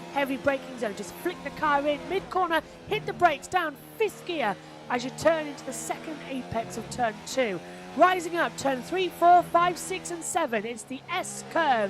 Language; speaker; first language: English; native; English